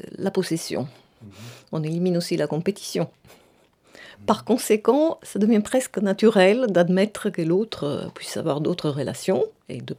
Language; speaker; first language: French; non-native, fluent; Italian